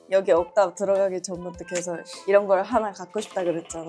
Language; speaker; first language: Korean; non-native, fluent; Japanese